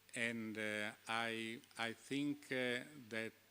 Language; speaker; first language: English; non-native, fluent; Italian